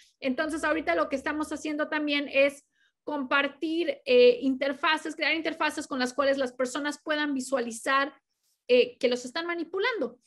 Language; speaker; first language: Spanish; native; Spanish